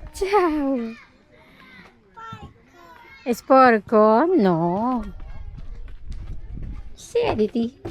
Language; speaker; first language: Italian; non-native, learner; Filipino